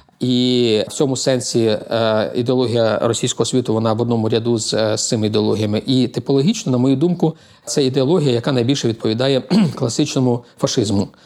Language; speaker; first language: Ukrainian; native; Ukrainian